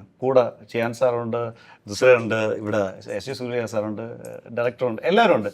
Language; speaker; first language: Malayalam; native; Malayalam